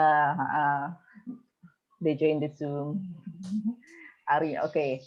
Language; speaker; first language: English; non-native, fluent; Indonesian